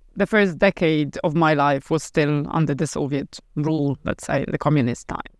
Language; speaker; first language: English; non-native, fluent; Polish